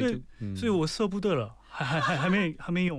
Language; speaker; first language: Chinese; non-native, fluent; Korean